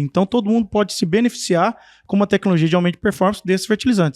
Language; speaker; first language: Portuguese; native; Portuguese